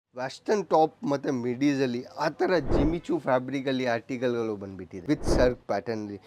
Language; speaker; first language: Kannada; non-native, local second language; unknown